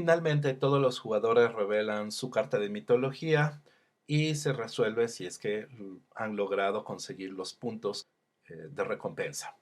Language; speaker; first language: Spanish; native; Spanish